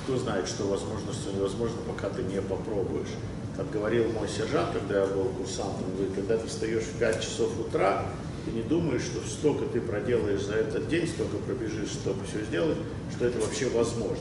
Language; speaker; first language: Russian; early bilingual, other home language; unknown